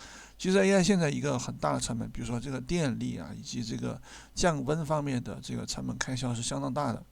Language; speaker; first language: Chinese; native; Chinese